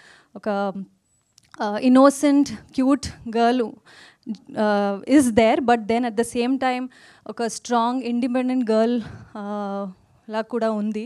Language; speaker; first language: Telugu; non-native, learner; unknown